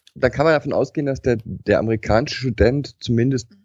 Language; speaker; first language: German; non-native, fluent; English